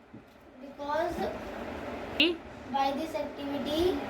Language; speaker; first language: English; non-native, learner; Hindi